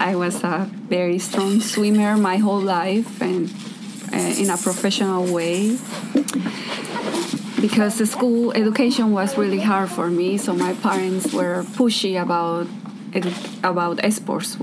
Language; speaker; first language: English; non-native, fluent; Spanish